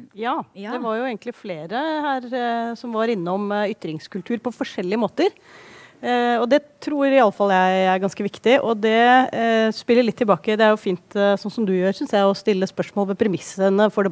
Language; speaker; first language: Norwegian; native; Norwegian